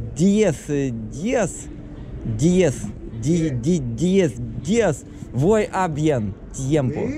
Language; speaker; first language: Spanish; non-native, learner; Russian